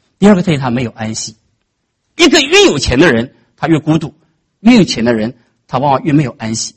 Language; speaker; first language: Chinese; native; Chinese